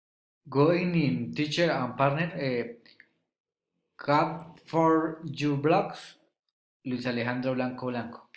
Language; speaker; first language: English; non-native, learner; Spanish